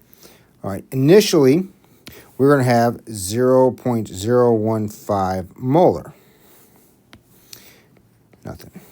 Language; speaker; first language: English; native; English